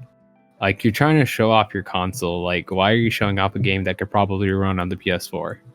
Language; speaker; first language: English; native; English